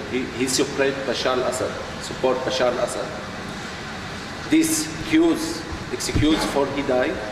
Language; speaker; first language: English; non-native, learner; Arabic